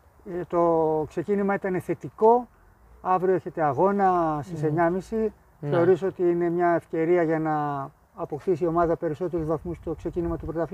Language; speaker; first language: Greek; native; Greek